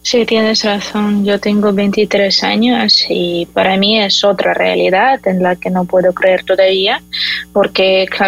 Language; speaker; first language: Spanish; non-native, fluent; Ukrainian